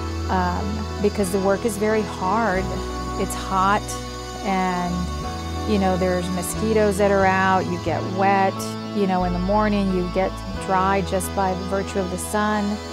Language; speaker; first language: English; early bilingual, other home language; Spanish